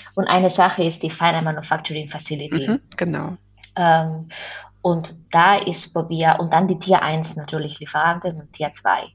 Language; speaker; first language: German; non-native, fluent; Spanish